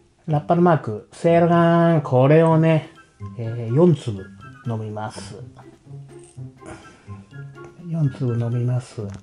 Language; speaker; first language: Japanese; native; Japanese